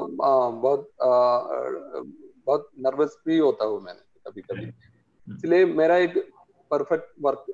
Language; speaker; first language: Hindi; non-native, local second language; Malayalam